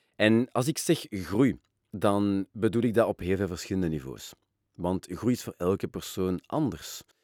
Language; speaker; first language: Dutch; non-native, local second language; French